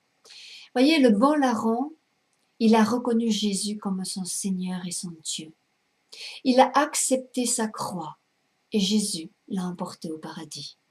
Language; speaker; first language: French; native; French